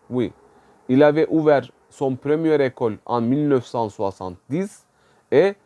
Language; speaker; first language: French; non-native, fluent; Turkish